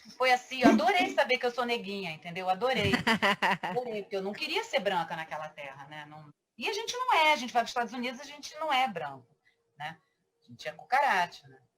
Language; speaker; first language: Portuguese; early bilingual, other home language; French